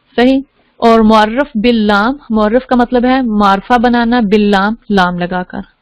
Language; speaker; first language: Urdu; native; Urdu